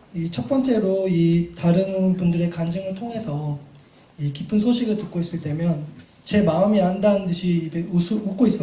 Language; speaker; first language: Korean; native; Korean